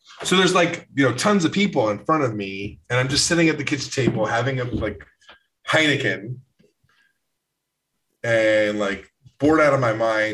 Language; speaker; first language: English; native; English